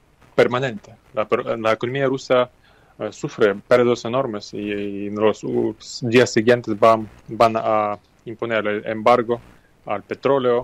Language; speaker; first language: Spanish; non-native, fluent; Ukrainian